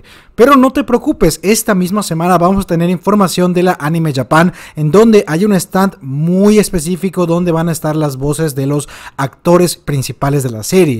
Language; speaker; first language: Spanish; native; Spanish